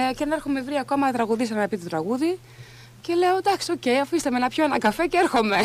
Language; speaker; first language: Greek; early bilingual, other home language; Swedish